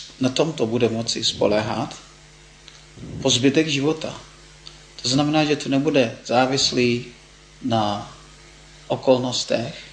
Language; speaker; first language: Czech; non-native, fluent; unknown